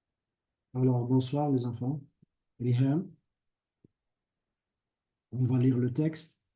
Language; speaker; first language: French; non-native, local second language; Arabic